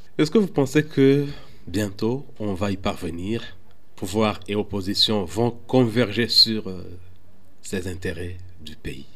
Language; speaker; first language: French; non-native, local second language; Rundi